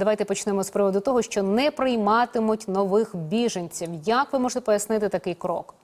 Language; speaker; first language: Ukrainian; native; Ukrainian